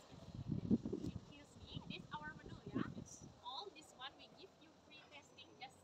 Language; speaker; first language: English; non-native, learner; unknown